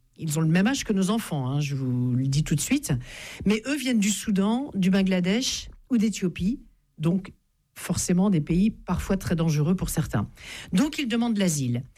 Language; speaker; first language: French; native; French